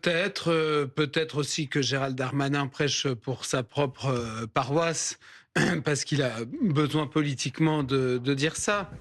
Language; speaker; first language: French; native; French